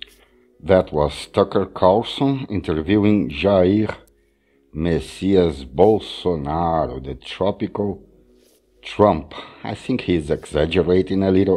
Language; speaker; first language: English; non-native, fluent; Portuguese